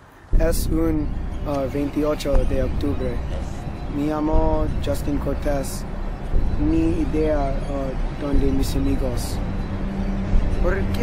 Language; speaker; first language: Spanish; non-native, learner; English